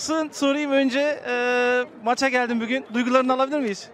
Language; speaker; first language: Turkish; native; Turkish